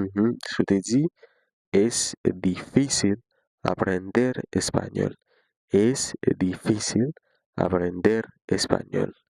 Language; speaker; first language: Spanish; non-native, fluent; Haitian Creole